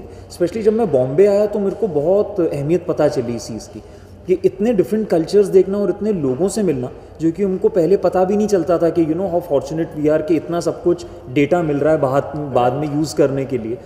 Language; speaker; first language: Hindi; native; Hindi